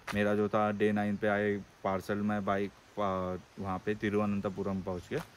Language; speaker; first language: Hindi; non-native, local second language; Marathi